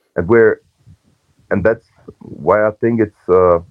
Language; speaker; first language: English; non-native, fluent; German